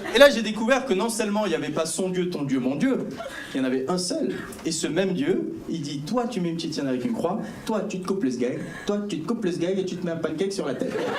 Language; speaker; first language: French; early bilingual, other home language; Arabic